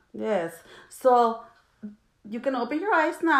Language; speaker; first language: English; early bilingual, other home language; Spanish